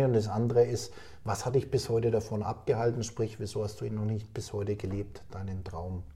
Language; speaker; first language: German; native; German